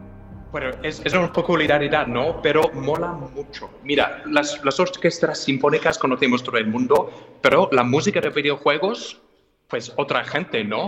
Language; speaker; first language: Spanish; non-native, fluent; English